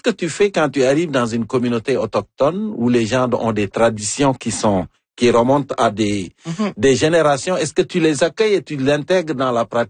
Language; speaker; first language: French; native; French